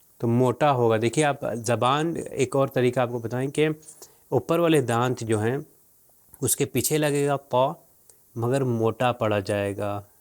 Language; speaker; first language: Urdu; native; Urdu